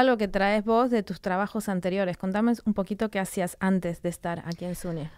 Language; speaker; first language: Spanish; non-native, learner; English